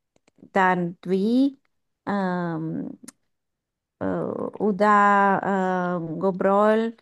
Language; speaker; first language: Indonesian; non-native, learner; English